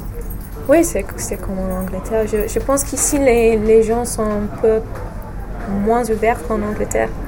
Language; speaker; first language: French; non-native, fluent; English